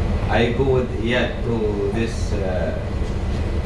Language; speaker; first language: English; non-native, learner; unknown